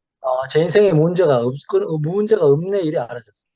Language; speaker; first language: Korean; native; Korean